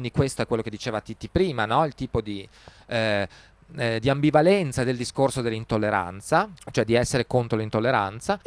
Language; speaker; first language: Italian; native; Italian